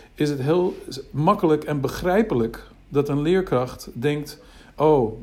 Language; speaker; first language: Dutch; non-native, fluent; English